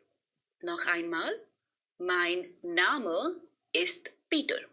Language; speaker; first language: German; non-native, fluent; Hindi